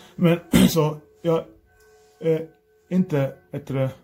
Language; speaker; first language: Swedish; native; Swedish